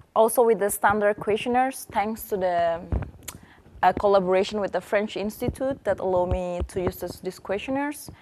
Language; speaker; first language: English; non-native, fluent; Indonesian